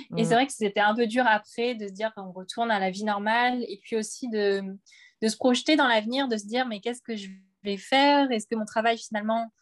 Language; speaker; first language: French; native; French